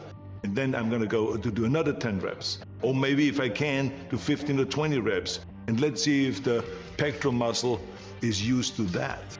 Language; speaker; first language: English; non-native, fluent; German